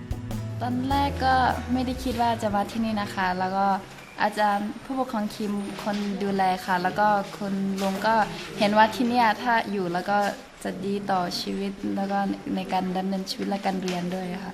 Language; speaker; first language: Thai; non-native, local second language; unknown